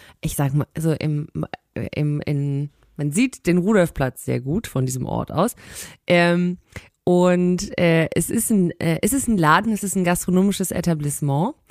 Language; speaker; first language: German; native; German